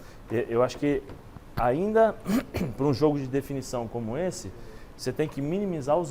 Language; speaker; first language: Portuguese; native; Portuguese